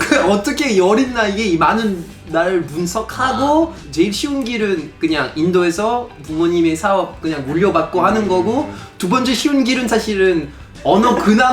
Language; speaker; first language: Korean; non-native, fluent; French